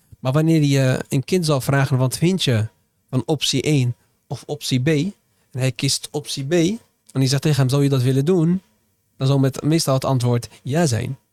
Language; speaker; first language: Dutch; early bilingual, other home language; Arabic